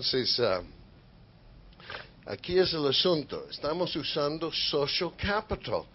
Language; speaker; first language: Spanish; non-native, fluent; English